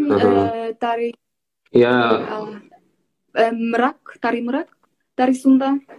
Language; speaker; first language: Indonesian; non-native, fluent; Azerbaijani